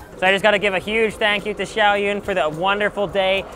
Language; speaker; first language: English; native; English